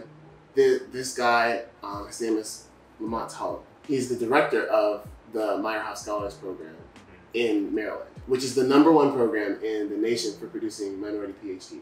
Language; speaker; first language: English; native; English